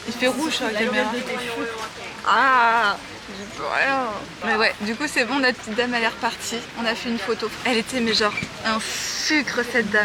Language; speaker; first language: French; native; French